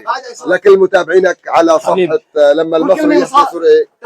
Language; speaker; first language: Arabic; native; Arabic